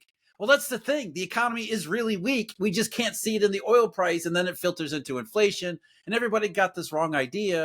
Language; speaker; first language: English; native; English